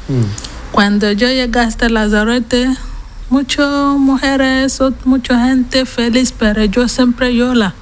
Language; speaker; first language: Spanish; non-native, learner; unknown